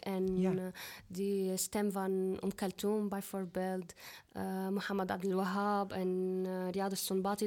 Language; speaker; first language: Dutch; non-native, fluent; Arabic